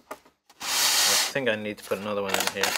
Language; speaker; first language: English; native; English